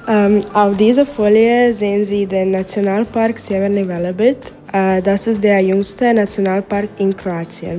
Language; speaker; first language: German; non-native, learner; Croatian